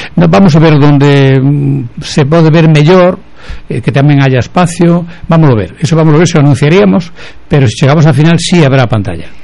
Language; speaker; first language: Galician; native; Galician